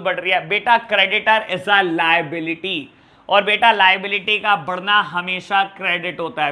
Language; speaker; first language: Hindi; native; Hindi